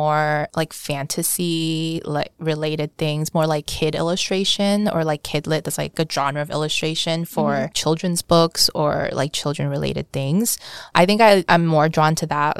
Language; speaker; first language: English; early bilingual, other home language; Vietnamese